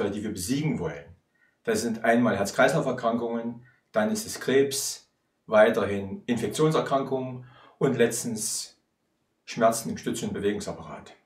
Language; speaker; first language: German; native; German